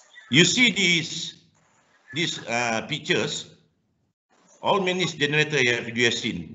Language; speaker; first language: English; non-native, local second language; Malay